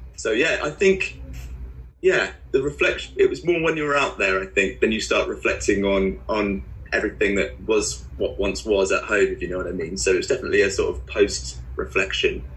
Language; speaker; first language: English; native; English